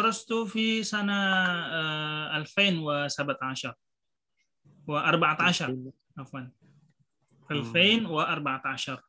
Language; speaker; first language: Arabic; non-native, fluent; Indonesian